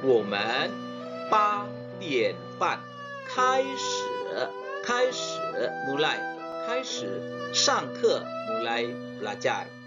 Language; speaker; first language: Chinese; non-native, fluent; Indonesian